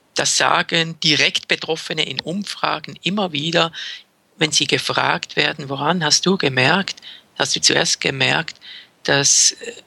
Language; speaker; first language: German; native; German